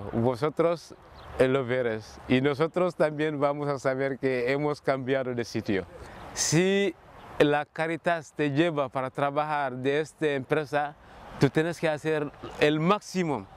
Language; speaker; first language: Spanish; non-native, learner; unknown